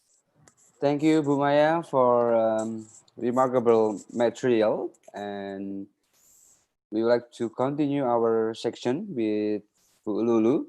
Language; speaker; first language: English; non-native, fluent; Indonesian